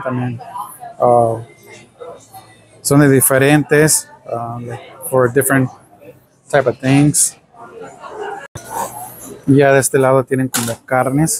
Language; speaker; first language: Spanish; early bilingual, heritage; Spanish